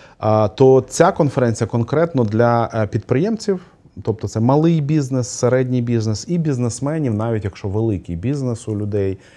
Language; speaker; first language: Ukrainian; non-native, local second language; Russian